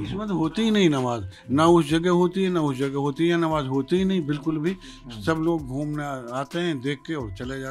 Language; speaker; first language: Hindi; native; Hindi